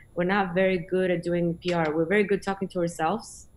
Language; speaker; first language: English; non-native, fluent; Polish